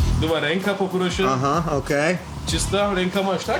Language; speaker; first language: Polish; non-native, learner; Turkish